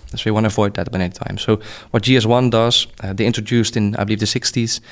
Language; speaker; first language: English; non-native, fluent; Dutch